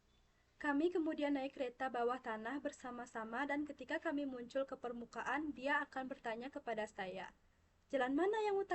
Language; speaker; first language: Indonesian; non-native, local second language; Balinese